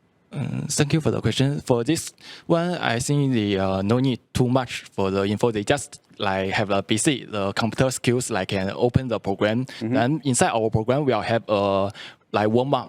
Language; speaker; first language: English; non-native, local second language; Chinese